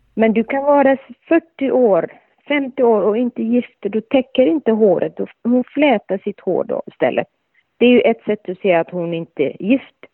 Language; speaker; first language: Swedish; non-native, fluent; Somali